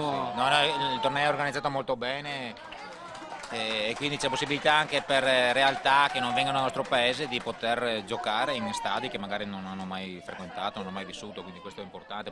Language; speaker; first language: Italian; native; Italian